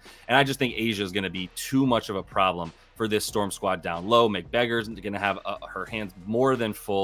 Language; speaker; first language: English; native; English